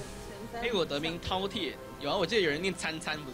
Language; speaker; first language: Chinese; native; Chinese